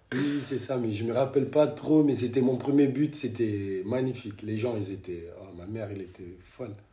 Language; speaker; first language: French; non-native, fluent; Kabuverdianu